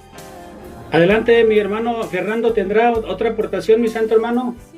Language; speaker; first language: Spanish; native; Spanish